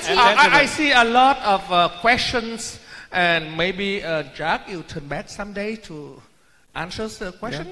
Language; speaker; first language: English; non-native, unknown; Vietnamese